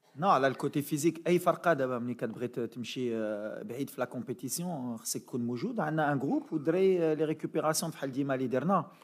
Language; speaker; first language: Arabic; early bilingual, heritage; Arabic